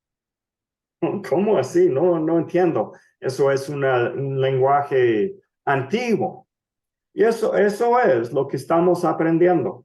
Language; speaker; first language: Spanish; non-native, fluent; English